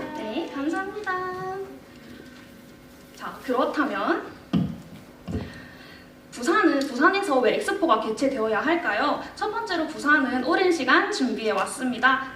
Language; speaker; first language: Korean; native; Korean